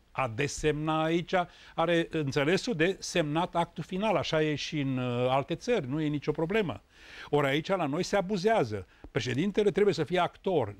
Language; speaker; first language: Romanian; native; Romanian